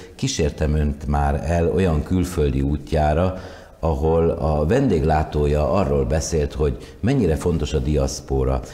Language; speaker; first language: Hungarian; native; Hungarian